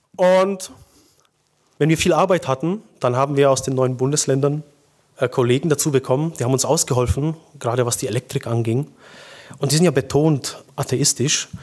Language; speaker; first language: German; native; German